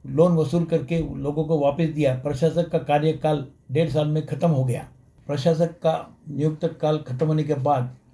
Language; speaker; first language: Hindi; non-native, local second language; Sindhi